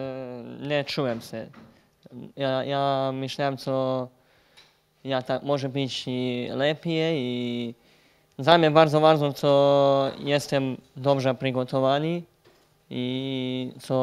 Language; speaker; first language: Polish; non-native, learner; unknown